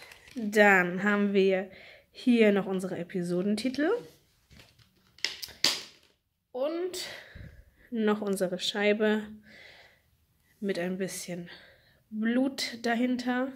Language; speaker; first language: German; native; German